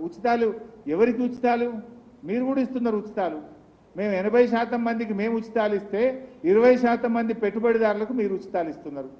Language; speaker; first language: Telugu; native; Telugu